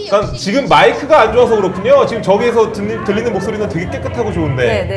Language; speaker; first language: Korean; native; Korean